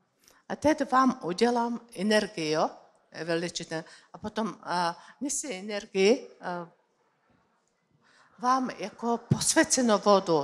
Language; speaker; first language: Czech; non-native, learner; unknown